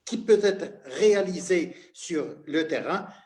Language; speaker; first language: French; non-native, local second language; Arabic